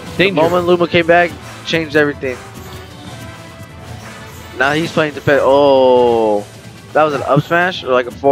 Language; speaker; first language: English; native; English